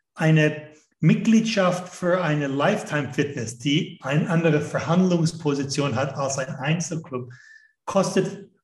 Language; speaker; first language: German; non-native, fluent; English